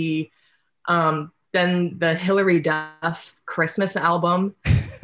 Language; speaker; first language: English; native; English